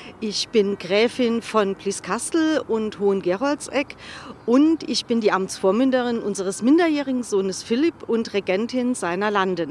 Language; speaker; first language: German; native; German